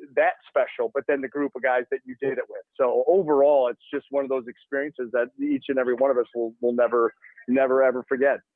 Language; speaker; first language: English; native; English